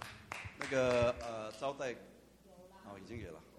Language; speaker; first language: Chinese; native; Chinese